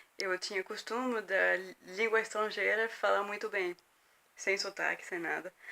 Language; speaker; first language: Portuguese; non-native, fluent; French